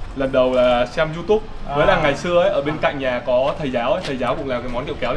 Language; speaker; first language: Vietnamese; native; Vietnamese